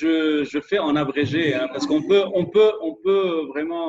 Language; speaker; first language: French; non-native, local second language; Arabic